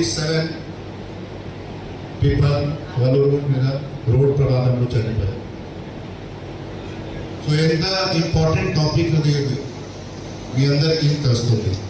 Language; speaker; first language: Telugu; non-native, fluent; Hindi